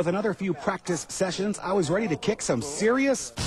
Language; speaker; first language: English; native; English